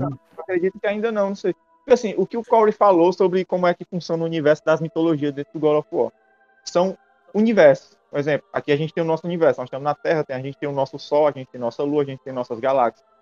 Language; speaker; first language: Portuguese; native; Portuguese